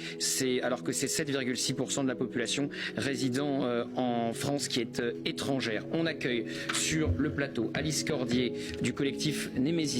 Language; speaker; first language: French; native; French